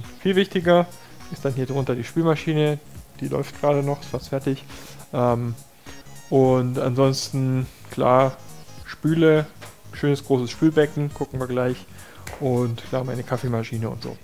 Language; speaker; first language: German; native; German